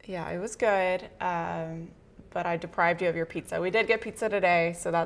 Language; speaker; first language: English; native; English